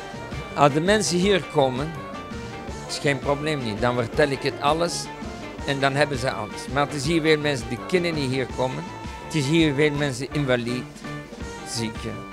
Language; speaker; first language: Dutch; non-native, local second language; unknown